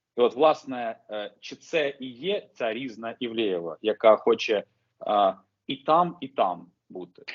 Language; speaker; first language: Ukrainian; native; Ukrainian